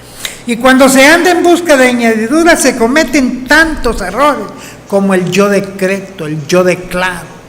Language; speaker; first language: Spanish; native; Spanish